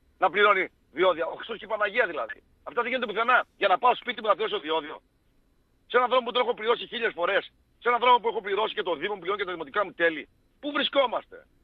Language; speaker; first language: Greek; native; Greek